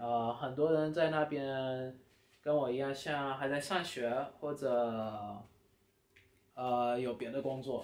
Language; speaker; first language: Chinese; early bilingual, heritage; Chinese